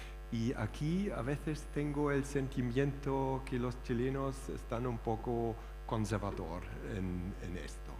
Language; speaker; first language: Spanish; non-native, fluent; German